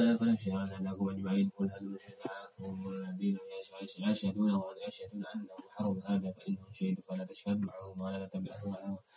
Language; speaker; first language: Arabic; non-native, learner; Indonesian